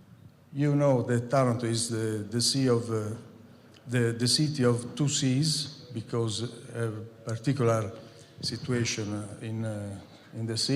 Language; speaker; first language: English; non-native, fluent; Italian